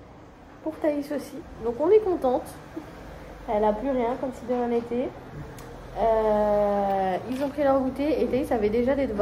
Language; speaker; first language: French; native; French